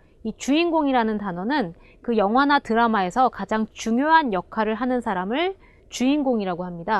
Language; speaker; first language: Korean; native; Korean